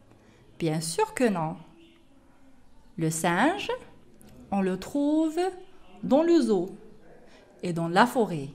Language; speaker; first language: French; non-native, local second language; Arabic